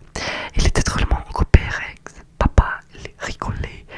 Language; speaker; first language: French; non-native, learner; Russian